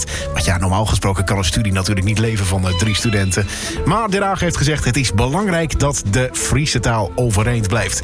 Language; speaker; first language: Dutch; native; Dutch